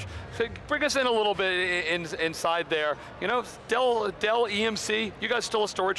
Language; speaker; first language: English; native; English